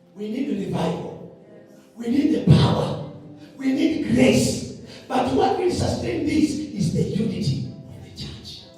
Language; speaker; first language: English; non-native, local second language; Swahili